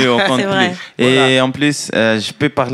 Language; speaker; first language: French; non-native, learner; Malagasy